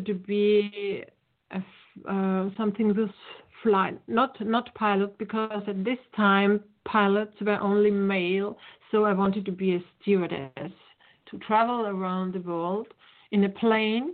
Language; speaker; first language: English; non-native, fluent; German